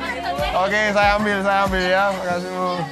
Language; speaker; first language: Indonesian; non-native, learner; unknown